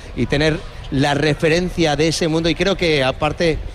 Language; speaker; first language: Spanish; native; Spanish